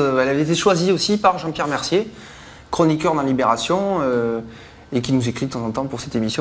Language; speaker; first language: French; native; French